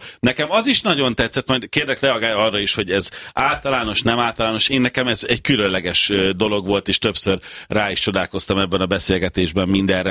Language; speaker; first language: Hungarian; native; Hungarian